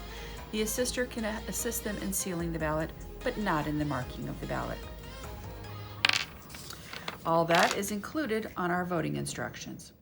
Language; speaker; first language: English; native; English